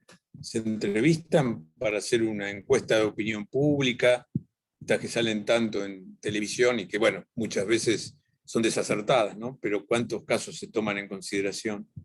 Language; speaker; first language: Spanish; native; Spanish